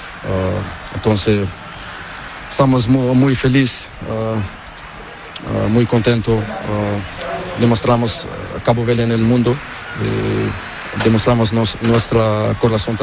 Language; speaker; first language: Spanish; non-native, learner; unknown